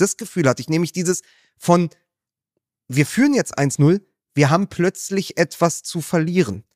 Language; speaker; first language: German; native; German